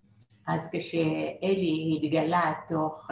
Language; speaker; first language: Hebrew; non-native, fluent; Arabic